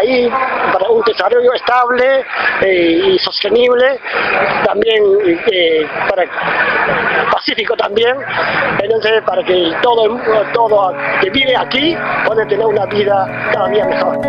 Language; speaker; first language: Spanish; non-native, fluent; Chinese